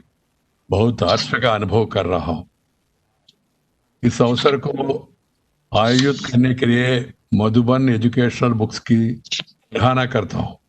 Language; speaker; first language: Hindi; non-native, local second language; Telugu